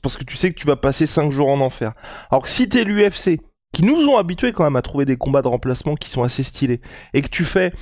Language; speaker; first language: French; native; French